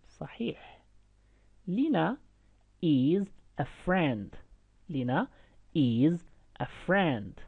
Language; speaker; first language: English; non-native, fluent; Arabic